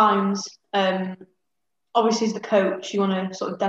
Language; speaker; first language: English; native; English